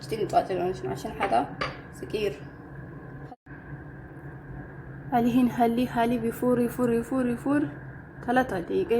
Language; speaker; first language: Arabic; non-native, learner; Amharic